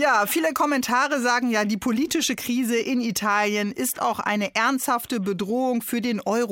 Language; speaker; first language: German; native; German